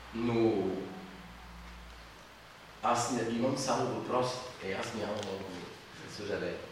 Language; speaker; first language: Bulgarian; non-native, fluent; French